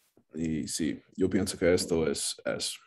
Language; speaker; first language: Spanish; non-native, learner; English